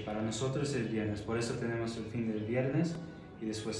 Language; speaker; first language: Spanish; non-native, fluent; Arabic